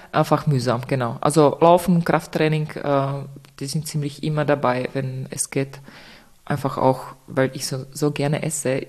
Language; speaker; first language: German; non-native, fluent; Czech